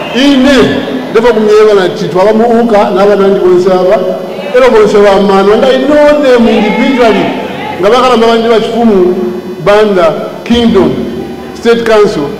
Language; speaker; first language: English; non-native, local second language; Bemba